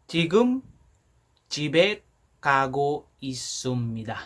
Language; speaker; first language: Korean; non-native, fluent; Filipino